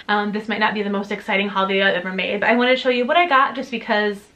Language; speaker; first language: English; native; English